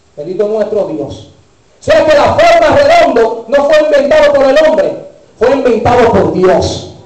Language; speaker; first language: Spanish; early bilingual, heritage; Spanish